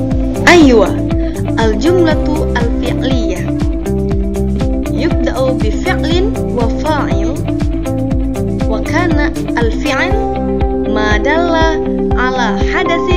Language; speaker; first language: Arabic; non-native, learner; Indonesian